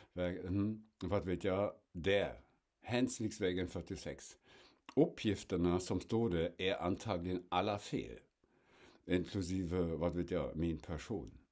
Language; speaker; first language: Swedish; non-native, fluent; German